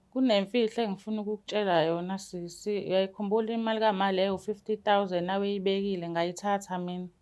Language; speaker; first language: Zulu; native; Zulu